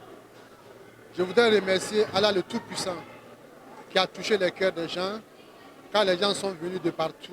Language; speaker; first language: French; non-native, local second language; Dyula